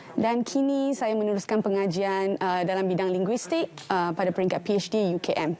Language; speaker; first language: Malay; non-native, local second language; Tamil